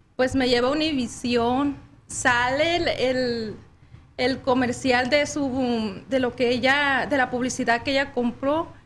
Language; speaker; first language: Spanish; native; Spanish